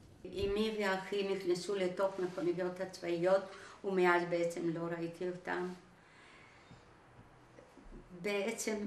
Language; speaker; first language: Hebrew; non-native, fluent; Greek